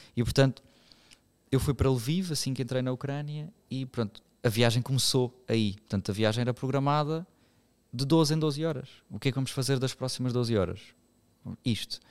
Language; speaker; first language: Portuguese; native; Portuguese